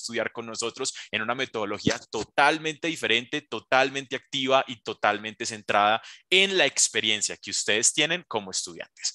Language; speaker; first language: Spanish; native; Spanish